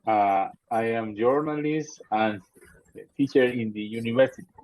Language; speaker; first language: English; non-native, learner; Spanish